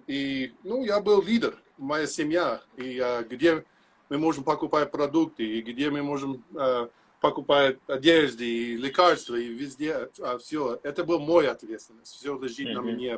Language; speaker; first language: Russian; non-native, learner; English